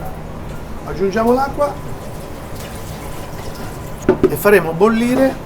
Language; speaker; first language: Italian; native; Italian